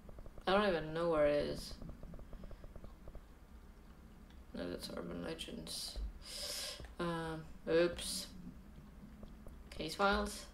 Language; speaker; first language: English; non-native, fluent; French